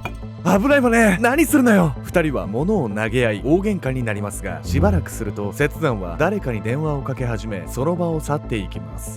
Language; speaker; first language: Japanese; native; Japanese